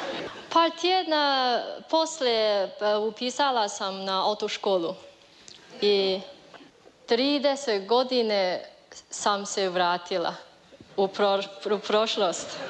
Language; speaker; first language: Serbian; non-native, learner; Chinese